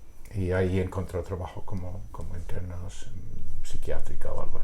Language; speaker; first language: Spanish; non-native, fluent; English